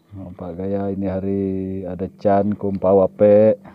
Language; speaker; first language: Malay; native; Malay